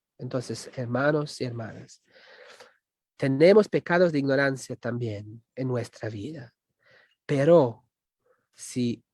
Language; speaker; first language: Spanish; non-native, fluent; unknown